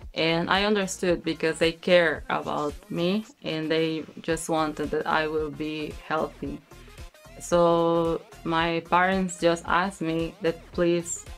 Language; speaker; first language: English; non-native, learner; Spanish